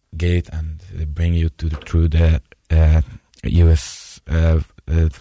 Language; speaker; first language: English; non-native, fluent; Persian